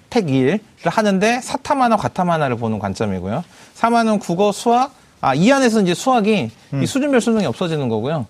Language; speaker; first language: Korean; native; Korean